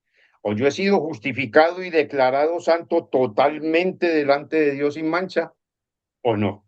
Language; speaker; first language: Spanish; native; Spanish